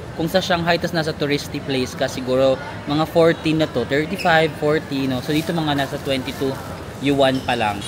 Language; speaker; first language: Filipino; non-native, local second language; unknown